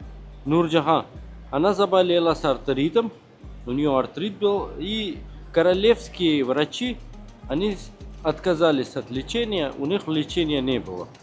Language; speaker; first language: Russian; non-native, fluent; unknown